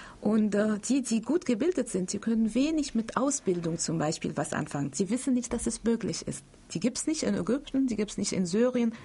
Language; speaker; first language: German; non-native, fluent; Arabic